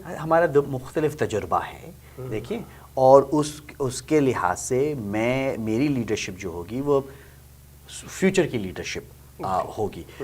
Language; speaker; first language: Urdu; native; Urdu